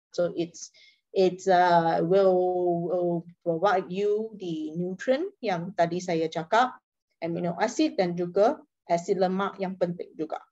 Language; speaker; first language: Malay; non-native, local second language; Chinese